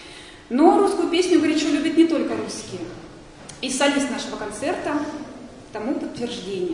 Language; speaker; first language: Russian; native; Russian